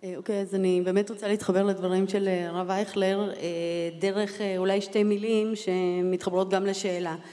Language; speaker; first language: Hebrew; early bilingual, other home language; Russian